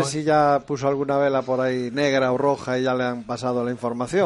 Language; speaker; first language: Spanish; native; Spanish